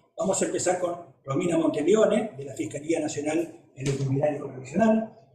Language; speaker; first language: Spanish; native; Spanish